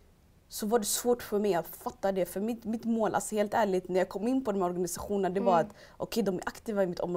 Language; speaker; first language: Swedish; early bilingual, other home language; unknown